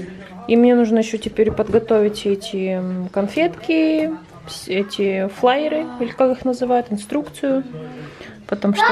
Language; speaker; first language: Russian; native; Russian